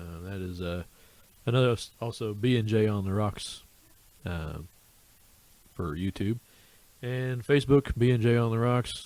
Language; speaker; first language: English; native; English